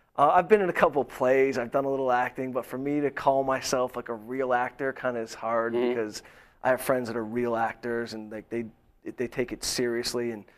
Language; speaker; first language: English; native; English